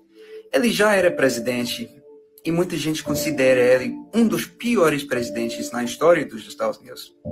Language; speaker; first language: Portuguese; non-native, fluent; English